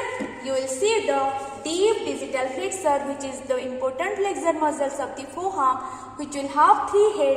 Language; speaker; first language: English; non-native, local second language; Hindi